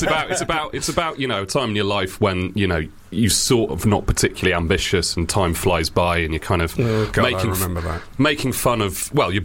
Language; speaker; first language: English; native; English